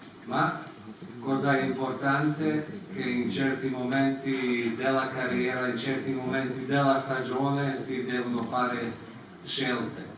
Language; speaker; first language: Italian; non-native, fluent; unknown